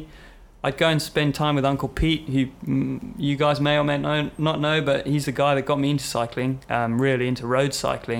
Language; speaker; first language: English; native; English